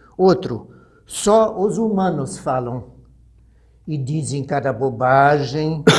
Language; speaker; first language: Portuguese; early bilingual, other home language; German